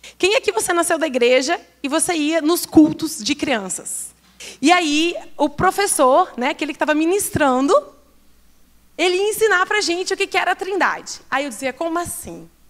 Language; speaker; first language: Portuguese; native; Portuguese